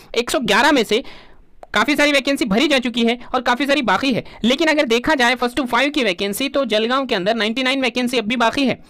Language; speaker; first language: Hindi; non-native, local second language; Urdu